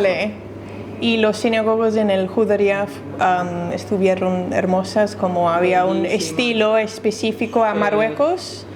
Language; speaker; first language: Spanish; non-native, learner; English